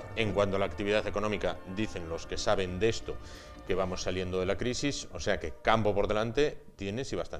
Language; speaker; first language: Spanish; native; Spanish